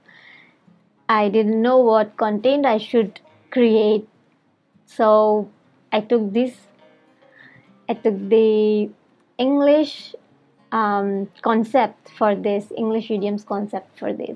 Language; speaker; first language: English; non-native, local second language; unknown